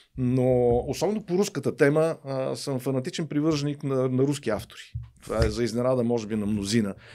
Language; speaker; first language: Bulgarian; native; Bulgarian